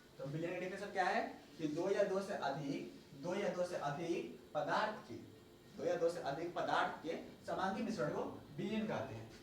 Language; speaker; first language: Hindi; native; Hindi